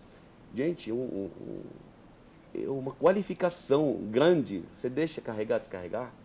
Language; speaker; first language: Portuguese; non-native, fluent; Arabic